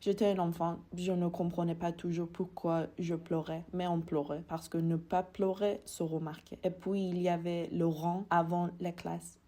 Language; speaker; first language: French; non-native, fluent; Persian